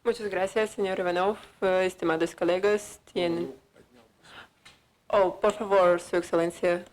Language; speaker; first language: Spanish; non-native, fluent; Russian